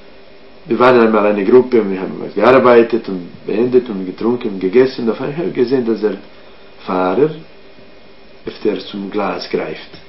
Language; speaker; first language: German; non-native, fluent; Croatian